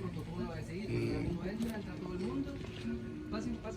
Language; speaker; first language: Spanish; native; Spanish